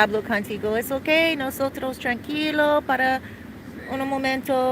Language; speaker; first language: Spanish; non-native, learner; English